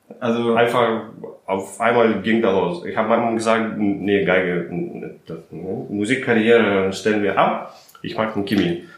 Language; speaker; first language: German; non-native, fluent; Russian